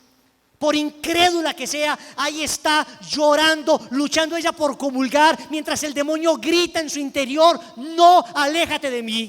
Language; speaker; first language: Spanish; native; Spanish